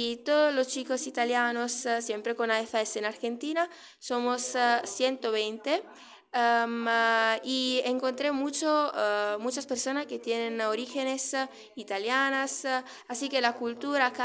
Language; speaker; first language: Spanish; non-native, learner; Italian